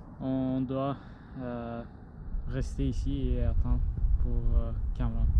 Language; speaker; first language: French; non-native, learner; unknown